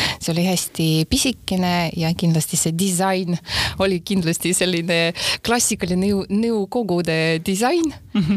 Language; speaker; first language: Estonian; non-native, local second language; Russian